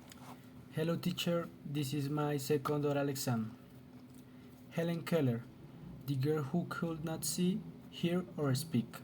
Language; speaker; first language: English; non-native, learner; Spanish